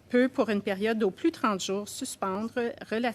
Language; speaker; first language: French; native; French